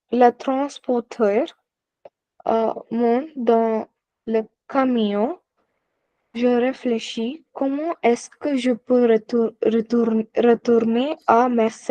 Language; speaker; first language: French; non-native, learner; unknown